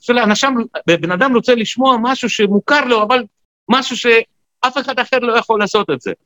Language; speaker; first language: Hebrew; non-native, fluent; Russian